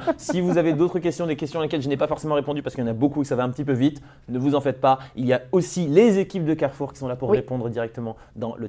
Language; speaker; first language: French; native; French